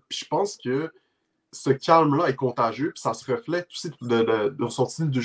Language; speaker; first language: French; native; French